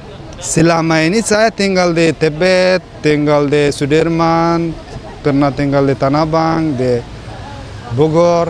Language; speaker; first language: Indonesian; early bilingual, other home language; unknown